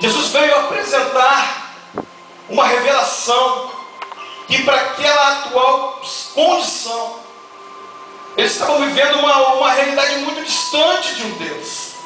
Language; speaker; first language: Portuguese; native; Portuguese